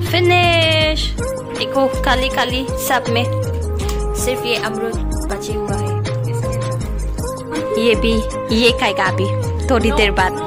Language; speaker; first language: Hindi; non-native, local second language; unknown